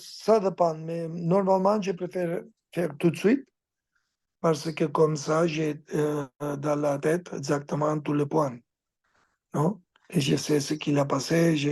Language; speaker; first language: French; non-native, fluent; Spanish